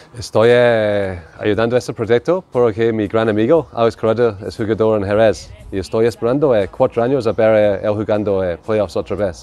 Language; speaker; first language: Spanish; non-native, learner; English